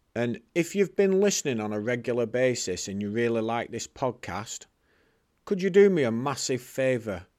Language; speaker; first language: English; native; English